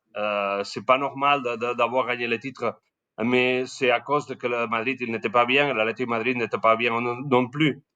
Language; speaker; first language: French; non-native, learner; Spanish